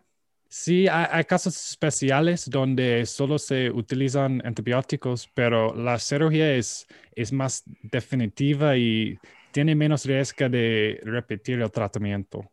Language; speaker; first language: Spanish; non-native, learner; English